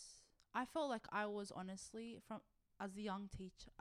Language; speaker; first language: English; non-native, local second language; Arabic